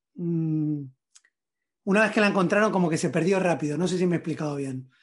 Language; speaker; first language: Spanish; native; Spanish